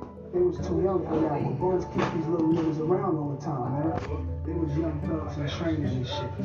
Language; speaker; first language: English; native; English